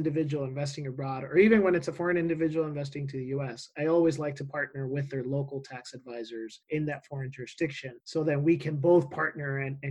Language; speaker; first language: English; non-native, fluent; Spanish